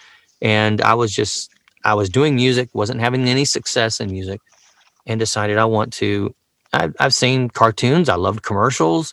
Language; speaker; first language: English; native; English